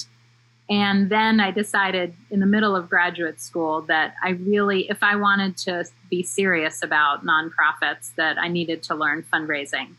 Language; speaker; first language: English; native; English